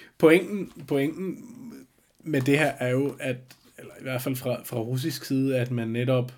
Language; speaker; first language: Danish; native; Danish